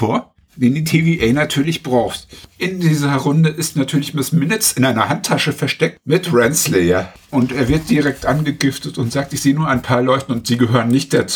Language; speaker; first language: German; native; German